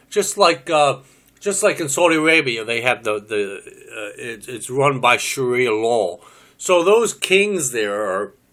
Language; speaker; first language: English; native; English